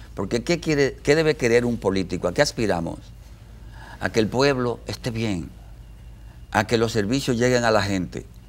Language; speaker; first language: Spanish; native; Spanish